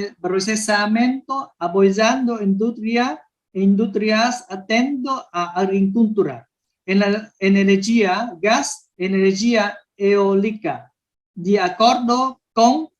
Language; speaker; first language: Spanish; non-native, learner; Vietnamese